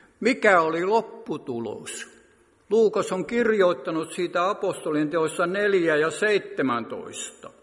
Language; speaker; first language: Finnish; native; Finnish